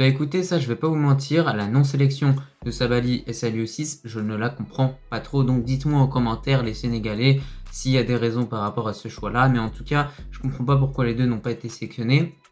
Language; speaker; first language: French; native; French